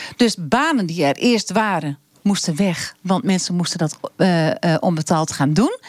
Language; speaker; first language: Dutch; native; Dutch